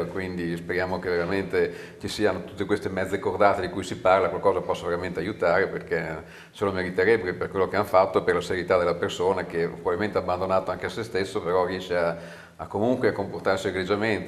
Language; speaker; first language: Italian; native; Italian